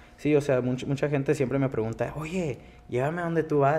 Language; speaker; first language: Spanish; early bilingual, heritage; Spanish